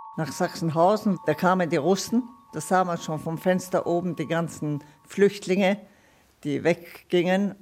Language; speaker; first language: German; non-native, fluent; Italian